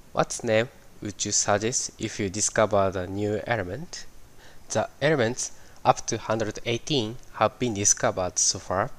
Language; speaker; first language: English; non-native, fluent; Japanese